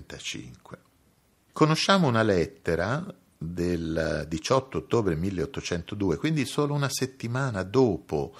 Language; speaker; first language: Italian; native; Italian